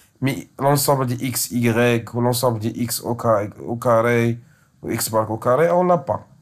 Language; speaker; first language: French; non-native, local second language; Arabic